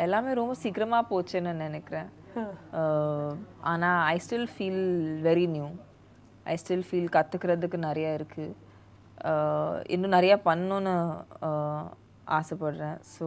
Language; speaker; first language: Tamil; non-native, fluent; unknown